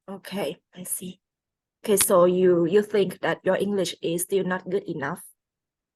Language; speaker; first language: English; non-native, fluent; Vietnamese